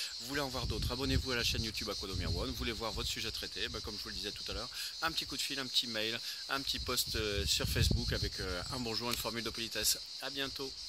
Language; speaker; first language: French; native; French